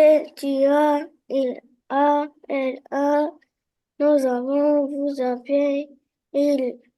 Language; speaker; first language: French; non-native, learner; Arabic